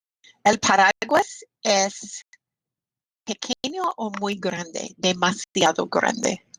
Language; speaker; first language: Spanish; non-native, fluent; English